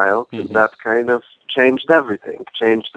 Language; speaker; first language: English; non-native, fluent; Polish